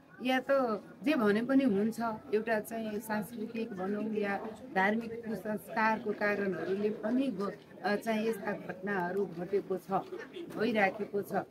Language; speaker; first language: Nepali; non-native, local second language; Maithili